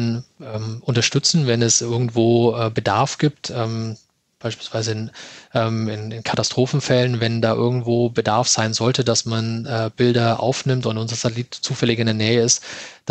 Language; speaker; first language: German; native; German